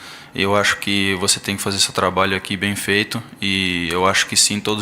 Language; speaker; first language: Portuguese; early bilingual, heritage; Portuguese